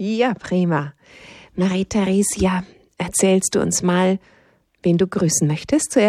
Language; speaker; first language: German; native; German